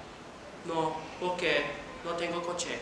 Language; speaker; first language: Spanish; non-native, learner; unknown